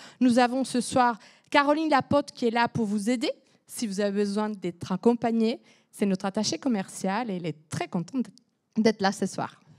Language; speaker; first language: French; non-native, fluent; Spanish